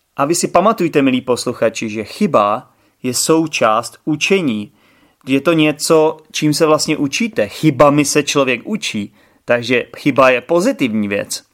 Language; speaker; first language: Czech; native; Czech